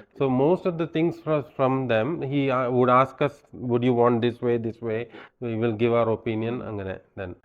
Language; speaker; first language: English; non-native, local second language; Malayalam